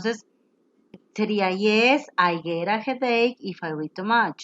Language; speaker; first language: English; non-native, fluent; Spanish